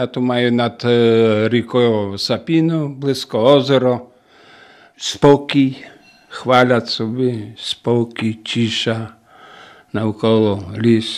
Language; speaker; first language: Polish; non-native, local second language; Ukrainian